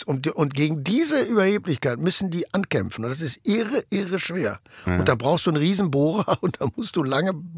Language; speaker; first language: German; native; German